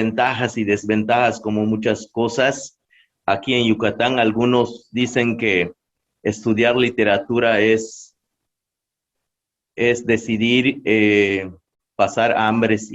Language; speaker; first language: Spanish; non-native, local second language; Yucateco